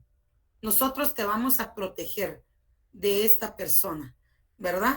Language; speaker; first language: Spanish; native; Spanish